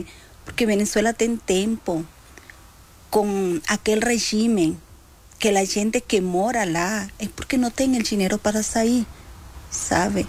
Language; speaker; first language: Portuguese; non-native, fluent; Spanish